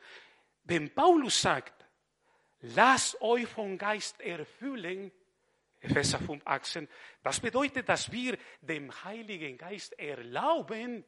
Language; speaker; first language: German; non-native, fluent; Spanish